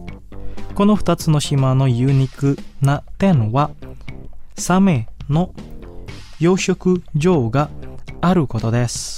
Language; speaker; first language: Japanese; non-native, fluent; Indonesian